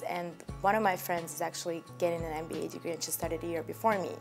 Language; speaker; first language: English; non-native, fluent; Russian